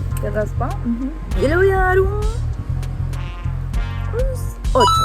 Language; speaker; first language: Spanish; native; Spanish